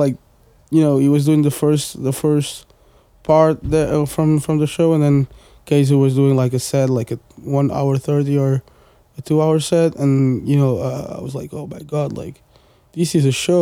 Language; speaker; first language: English; non-native, fluent; Portuguese